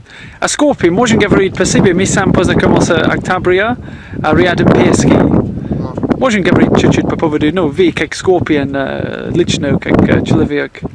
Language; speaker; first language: Russian; non-native, learner; English